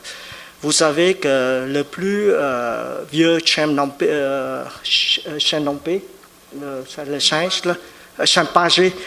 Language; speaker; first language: French; non-native, fluent; Vietnamese